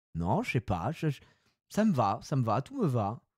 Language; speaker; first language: French; native; French